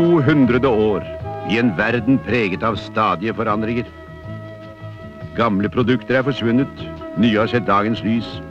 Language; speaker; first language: Norwegian; native; Norwegian